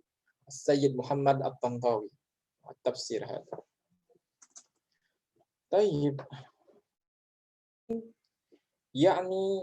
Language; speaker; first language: Arabic; non-native, fluent; Indonesian